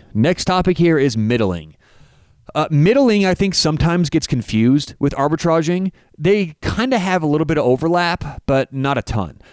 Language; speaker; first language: English; native; English